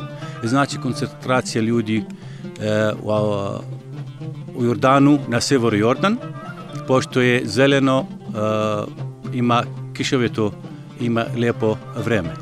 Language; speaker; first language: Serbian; non-native, learner; Arabic